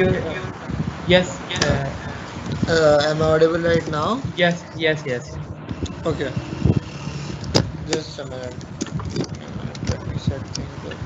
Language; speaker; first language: English; non-native, local second language; Urdu